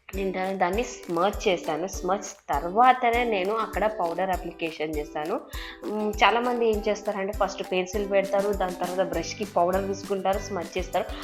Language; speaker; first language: Telugu; non-native, local second language; Marathi